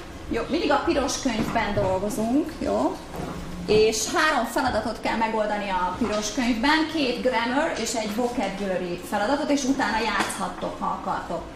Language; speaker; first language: Hungarian; native; Hungarian